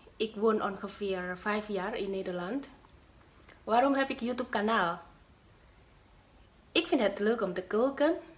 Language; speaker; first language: Dutch; non-native, fluent; Javanese